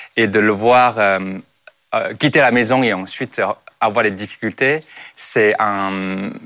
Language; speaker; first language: French; non-native, fluent; Chinese